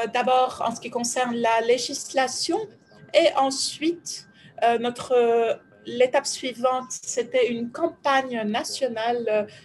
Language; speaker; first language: French; non-native, fluent; Ukrainian